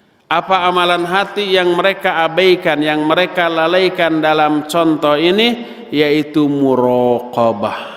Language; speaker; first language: Indonesian; native; Indonesian